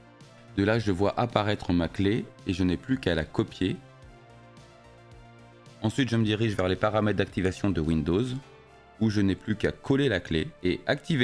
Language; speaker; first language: French; native; French